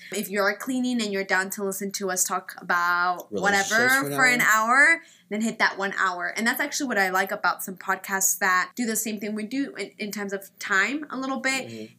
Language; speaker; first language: English; early bilingual, other home language; Spanish